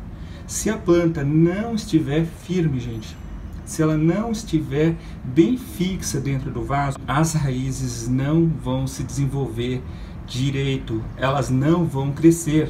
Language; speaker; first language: Portuguese; native; Portuguese